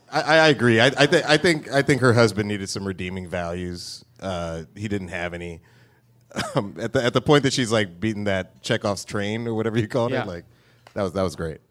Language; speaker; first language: English; native; English